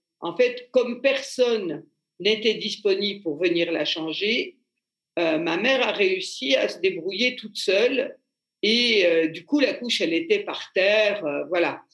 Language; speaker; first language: French; native; French